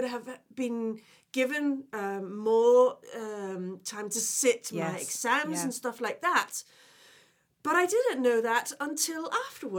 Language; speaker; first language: English; non-native, fluent; Danish